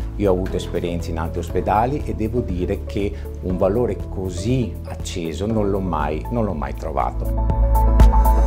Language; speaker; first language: Italian; native; Italian